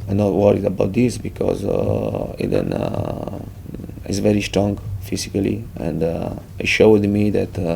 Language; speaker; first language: English; non-native, fluent; Italian